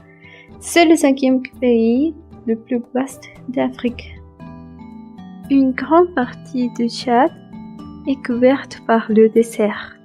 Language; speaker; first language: French; non-native, learner; Portuguese